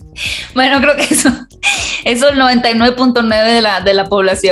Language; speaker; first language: Spanish; native; Spanish